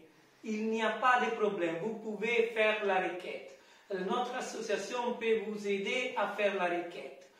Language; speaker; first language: French; non-native, fluent; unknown